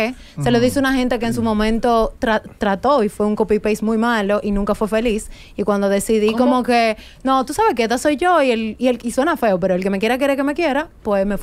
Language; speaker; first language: Spanish; native; Spanish